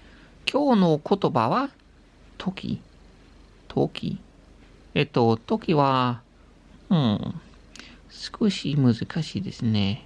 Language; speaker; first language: Japanese; non-native, learner; English